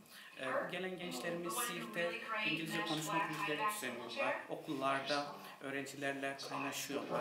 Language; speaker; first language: Turkish; native; Turkish